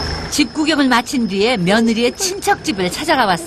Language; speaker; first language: Korean; native; Korean